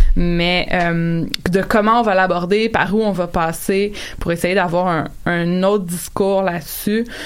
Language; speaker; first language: French; native; French